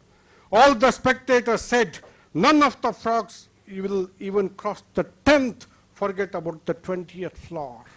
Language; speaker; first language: English; non-native, local second language; Kannada